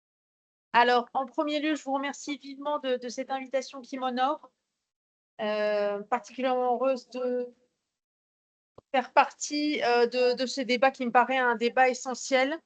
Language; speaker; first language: French; native; French